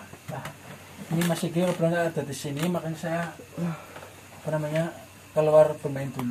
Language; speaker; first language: Indonesian; native; Indonesian